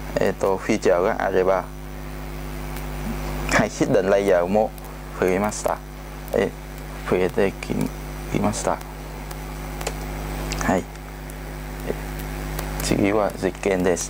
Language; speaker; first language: Japanese; non-native, learner; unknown